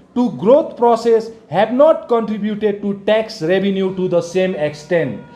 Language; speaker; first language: English; non-native, local second language; Nepali